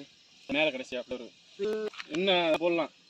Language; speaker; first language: Tamil; native; Tamil